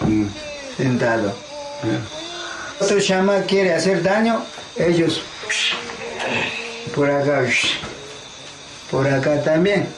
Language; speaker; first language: Spanish; non-native, local second language; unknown